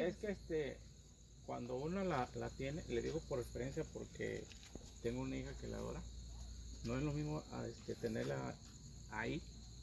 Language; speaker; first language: Spanish; native; Spanish